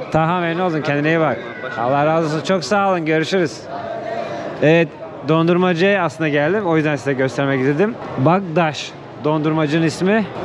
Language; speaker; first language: Turkish; native; Turkish